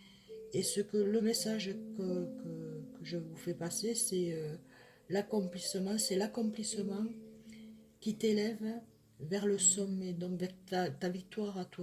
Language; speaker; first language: French; native; French